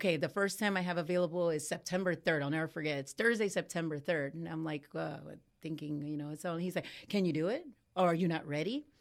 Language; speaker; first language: English; native; English